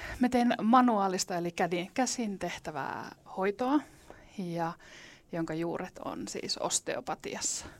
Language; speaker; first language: Finnish; native; Finnish